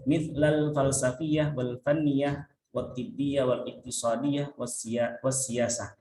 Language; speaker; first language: Arabic; non-native, fluent; Indonesian